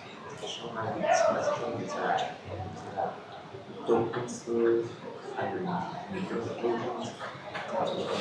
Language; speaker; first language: Chinese; non-native, learner; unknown